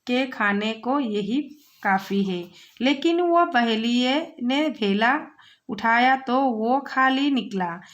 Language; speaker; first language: Hindi; non-native, local second language; Assamese